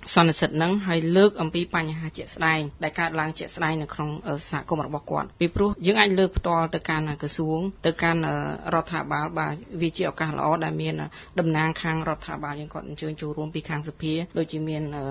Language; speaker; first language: Khmer; non-native, local second language; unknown